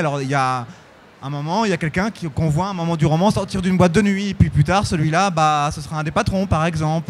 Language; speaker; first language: French; native; French